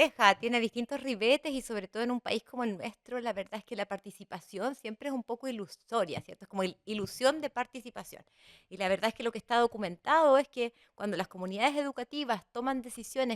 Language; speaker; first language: Spanish; native; Spanish